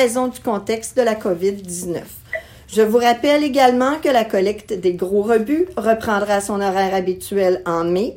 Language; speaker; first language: French; native; French